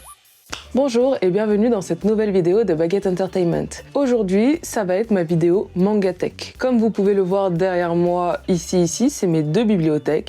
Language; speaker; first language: French; native; French